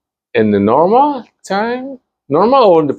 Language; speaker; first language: English; non-native, learner; Spanish